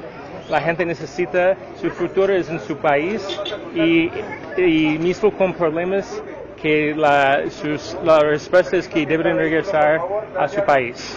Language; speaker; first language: Spanish; non-native, fluent; English